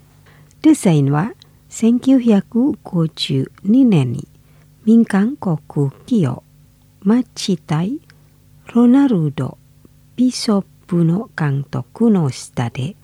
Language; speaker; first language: Japanese; non-native, fluent; Indonesian